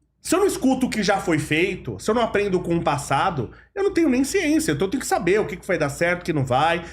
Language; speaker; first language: Portuguese; native; Portuguese